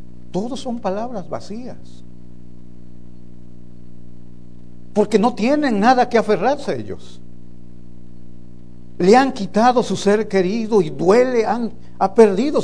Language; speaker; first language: Spanish; native; Spanish